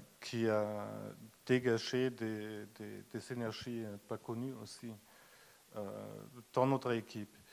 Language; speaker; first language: French; non-native, fluent; German